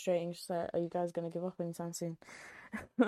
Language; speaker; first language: English; native; English